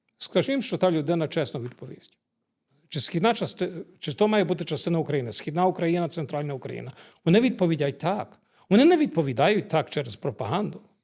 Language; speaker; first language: Ukrainian; early bilingual, heritage; Ukrainian